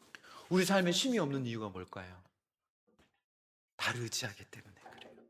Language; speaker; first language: Korean; native; Korean